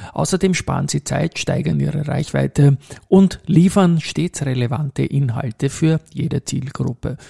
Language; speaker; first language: German; native; German